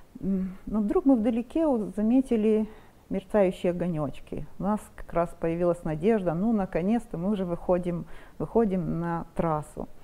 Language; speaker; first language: Russian; non-native, local second language; Romanian